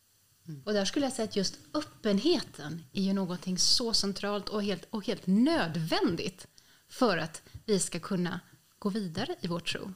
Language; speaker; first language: Swedish; native; Swedish